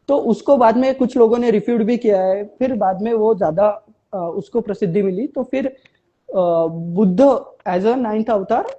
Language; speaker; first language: Hindi; non-native, local second language; Marathi